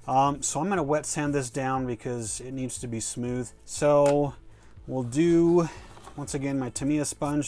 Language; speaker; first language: English; native; English